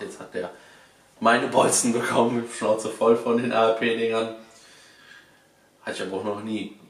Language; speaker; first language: German; native; German